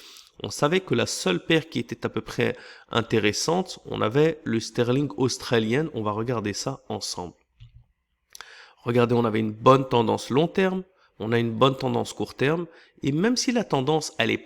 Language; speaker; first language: French; native; French